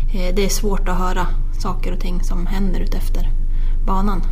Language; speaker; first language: Swedish; native; Swedish